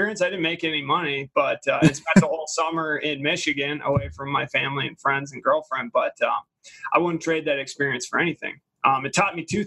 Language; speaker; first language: English; native; English